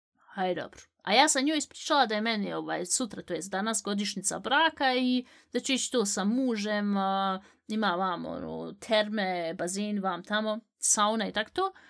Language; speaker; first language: Bosnian; early bilingual, heritage; Bosnian